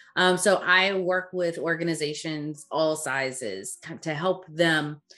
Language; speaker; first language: English; native; English